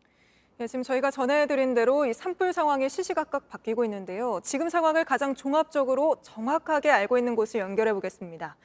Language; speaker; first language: Korean; native; Korean